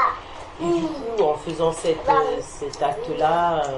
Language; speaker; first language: French; native; French